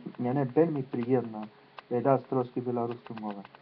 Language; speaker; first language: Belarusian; non-native, learner; Spanish